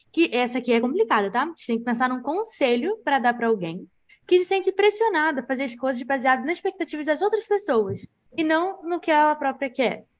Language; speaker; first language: Portuguese; native; Portuguese